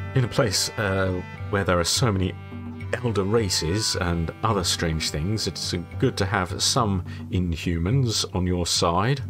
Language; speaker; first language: English; native; English